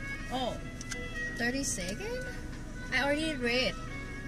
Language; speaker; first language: English; non-native, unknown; Thai